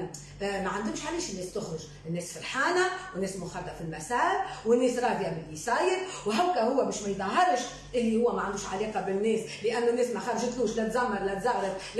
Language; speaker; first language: Arabic; native; Arabic